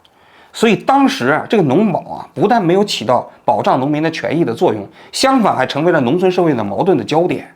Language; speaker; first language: Chinese; native; Chinese